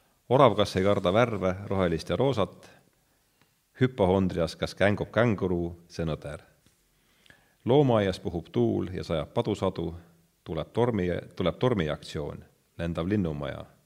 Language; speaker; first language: Estonian; native; Estonian